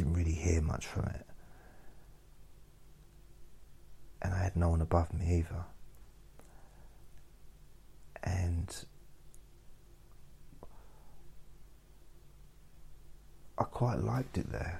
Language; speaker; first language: English; native; English